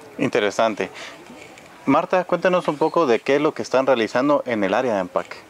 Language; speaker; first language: Spanish; native; Spanish